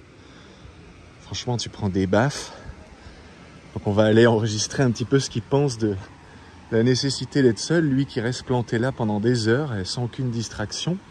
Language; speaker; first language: French; native; French